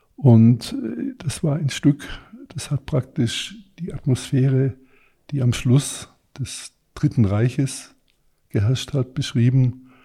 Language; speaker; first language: German; non-native, fluent; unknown